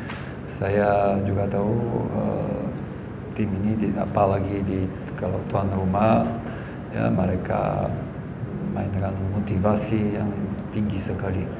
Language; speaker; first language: Indonesian; non-native, fluent; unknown